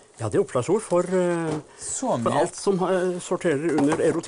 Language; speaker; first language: Norwegian; native; Norwegian